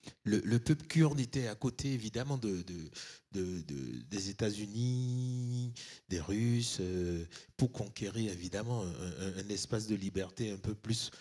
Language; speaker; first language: French; native; French